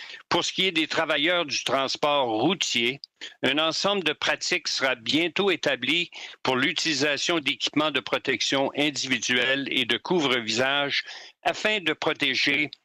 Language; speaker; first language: French; native; French